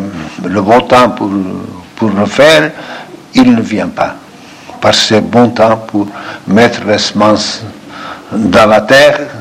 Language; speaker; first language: French; non-native, fluent; Portuguese